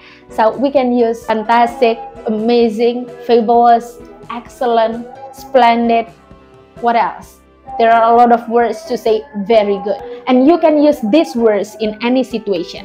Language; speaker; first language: English; non-native, fluent; Indonesian